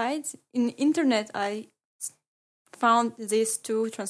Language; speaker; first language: English; non-native, learner; Ingush